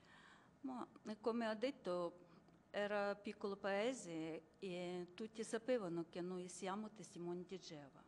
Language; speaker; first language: Italian; non-native, learner; Ukrainian